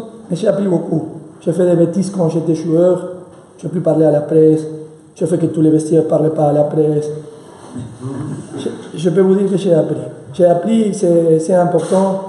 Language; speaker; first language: French; non-native, fluent; Spanish